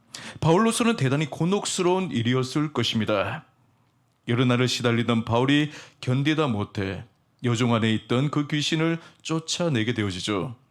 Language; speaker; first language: Korean; native; Korean